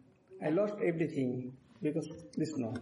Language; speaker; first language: English; non-native, learner; Bangla